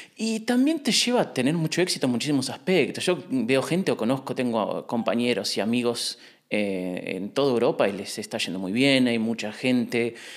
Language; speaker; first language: Spanish; native; Spanish